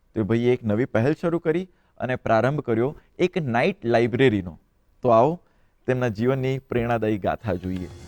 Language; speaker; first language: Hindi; non-native, local second language; Gujarati